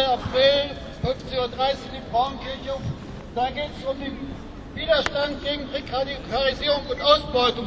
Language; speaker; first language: German; native; German